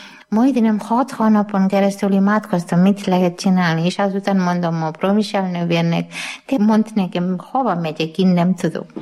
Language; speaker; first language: Hungarian; non-native, learner; Malayalam